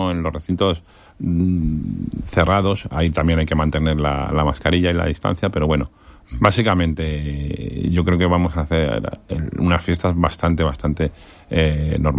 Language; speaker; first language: Spanish; native; Spanish